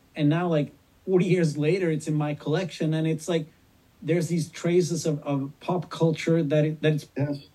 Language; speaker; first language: English; non-native, fluent; Swedish